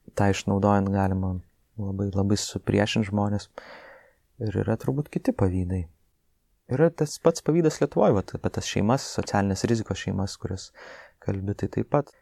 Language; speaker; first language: Lithuanian; native; Lithuanian